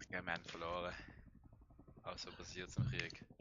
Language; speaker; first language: German; native; German